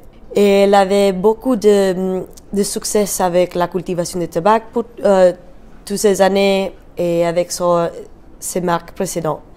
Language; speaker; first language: French; non-native, learner; Spanish